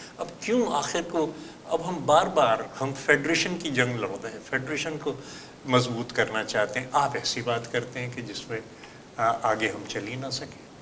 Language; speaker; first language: Urdu; native; Urdu